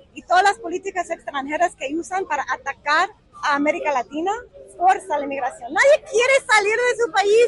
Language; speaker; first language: Spanish; non-native, fluent; English